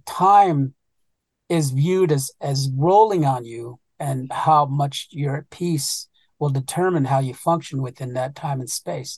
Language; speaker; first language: English; early bilingual, other home language; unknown